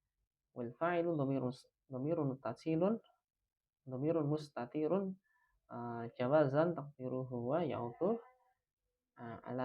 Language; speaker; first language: Arabic; non-native, fluent; Indonesian